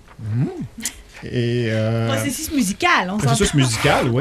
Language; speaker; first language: French; native; French